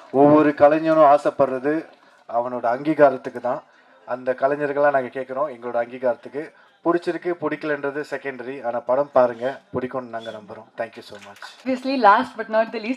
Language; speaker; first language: Tamil; early bilingual, heritage; Tamil